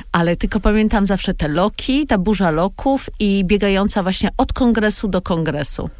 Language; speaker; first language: Polish; native; Polish